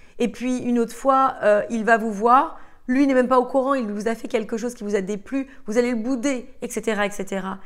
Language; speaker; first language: French; native; French